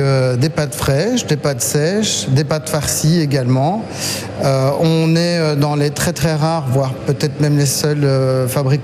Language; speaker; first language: French; native; French